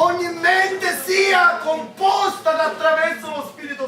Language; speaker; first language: Italian; native; Italian